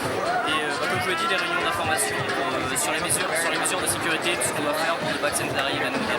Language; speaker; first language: French; native; French